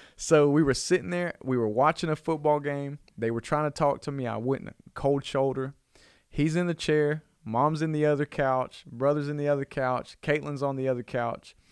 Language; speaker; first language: English; native; English